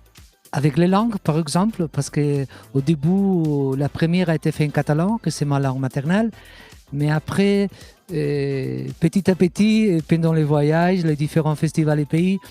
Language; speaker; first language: French; non-native, fluent; Catalan